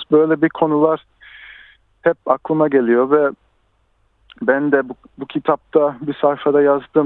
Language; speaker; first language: Turkish; early bilingual, heritage; Turkish